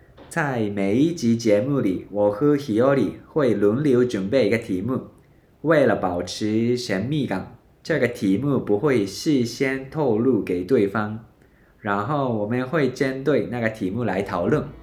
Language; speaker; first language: Chinese; non-native, fluent; Japanese